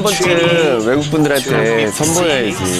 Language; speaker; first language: Korean; native; Korean